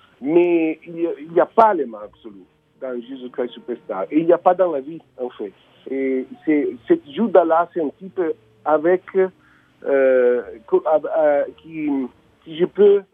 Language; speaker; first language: French; non-native, learner; Italian